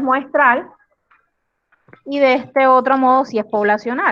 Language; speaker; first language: Spanish; native; Spanish